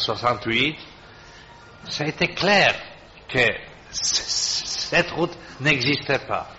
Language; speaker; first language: French; non-native, fluent; Polish